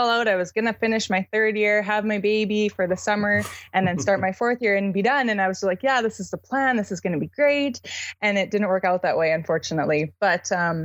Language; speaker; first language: English; native; English